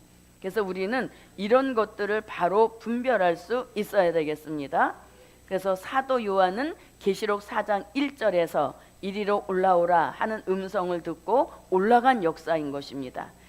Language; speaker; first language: Korean; native; Korean